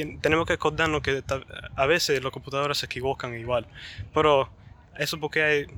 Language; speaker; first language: Spanish; early bilingual, heritage; Spanish